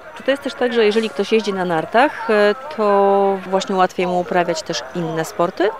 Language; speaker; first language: Polish; native; Polish